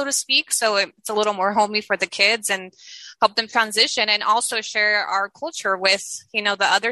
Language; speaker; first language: English; early bilingual, other home language; Spanish